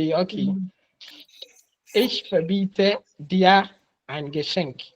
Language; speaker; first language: German; non-native, learner; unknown